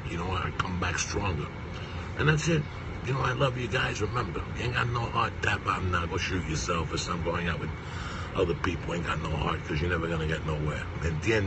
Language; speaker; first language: English; early bilingual, other home language; Spanish